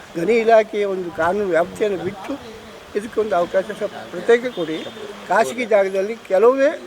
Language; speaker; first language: Kannada; native; Kannada